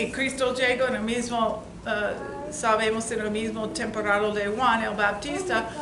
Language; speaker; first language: Spanish; non-native, learner; English